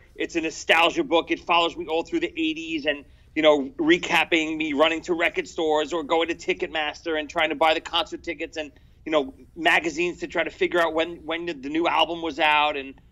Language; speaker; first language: English; native; English